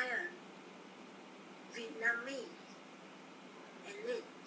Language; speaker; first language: English; non-native, learner; Vietnamese